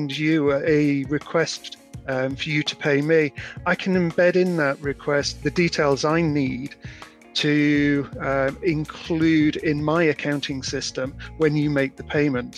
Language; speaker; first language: English; native; English